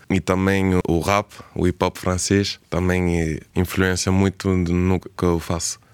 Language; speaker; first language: Portuguese; early bilingual, heritage; Portuguese